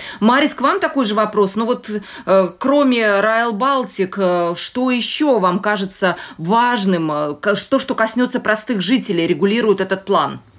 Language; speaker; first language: Russian; native; Russian